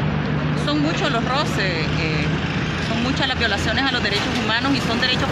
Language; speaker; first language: Spanish; native; Spanish